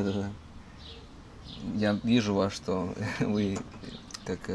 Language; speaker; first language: Russian; non-native, learner; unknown